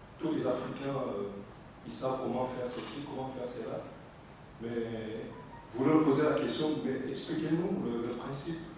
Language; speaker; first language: French; non-native, local second language; Lingala